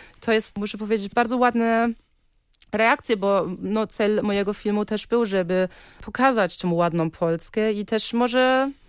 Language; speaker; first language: Polish; early bilingual, heritage; Polish